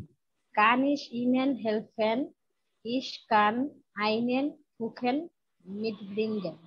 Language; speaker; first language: German; non-native, learner; Bangla